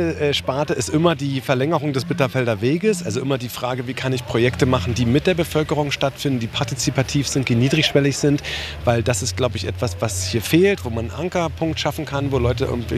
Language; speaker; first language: German; native; German